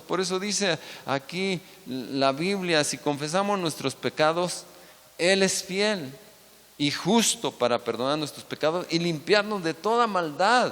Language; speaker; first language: Spanish; native; Spanish